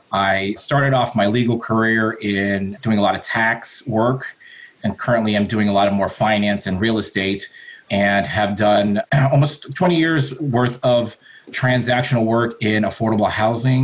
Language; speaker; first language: English; native; English